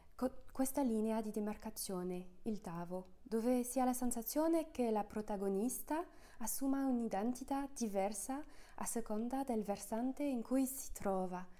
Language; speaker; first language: Italian; non-native, fluent; French